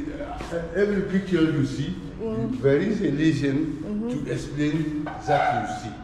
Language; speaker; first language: English; non-native, learner; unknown